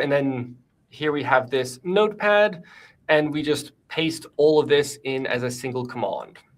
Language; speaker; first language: English; native; English